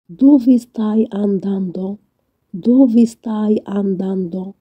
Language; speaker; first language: Italian; non-native, fluent; Arabic